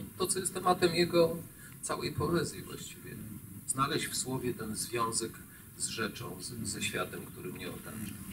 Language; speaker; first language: Polish; native; Polish